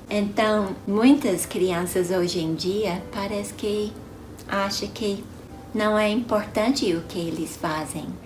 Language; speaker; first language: Portuguese; non-native, fluent; English